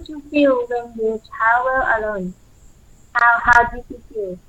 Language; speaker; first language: English; non-native, learner; Thai